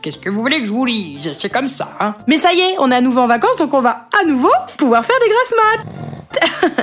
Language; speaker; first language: French; native; French